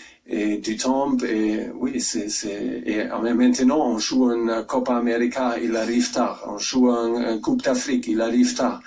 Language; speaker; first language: French; non-native, fluent; German